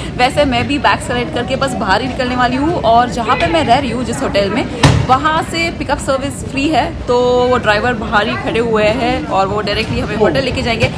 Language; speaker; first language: Hindi; native; Hindi